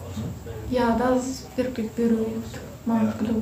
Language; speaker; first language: German; non-native, fluent; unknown